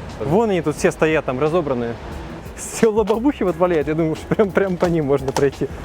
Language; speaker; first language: Russian; native; Russian